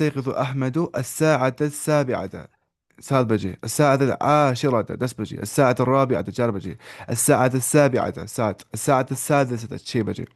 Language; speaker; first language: Arabic; non-native, fluent; Urdu